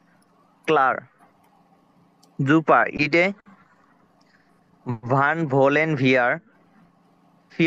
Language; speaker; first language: German; non-native, learner; Bangla